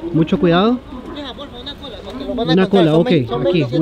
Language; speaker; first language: Spanish; native; Spanish